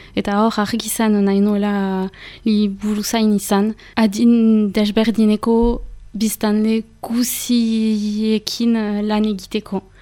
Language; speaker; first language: Basque; non-native, local second language; French